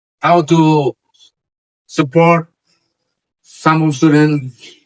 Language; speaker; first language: English; non-native, learner; Indonesian